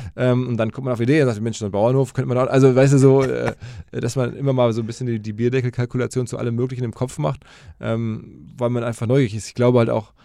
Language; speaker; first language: German; native; German